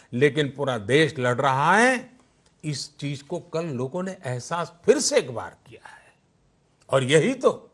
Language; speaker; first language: Hindi; non-native, local second language; Gujarati